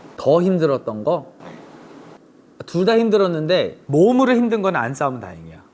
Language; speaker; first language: Korean; early bilingual, other home language; English